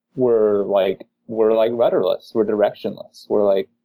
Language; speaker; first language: English; native; English